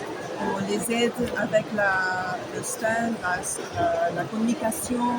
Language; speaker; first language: French; non-native, learner; Portuguese